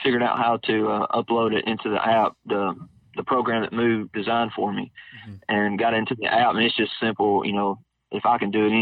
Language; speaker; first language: English; native; English